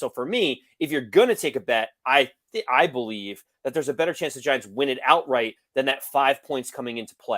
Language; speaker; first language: English; native; English